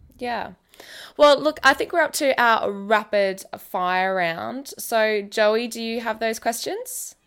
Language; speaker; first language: English; native; English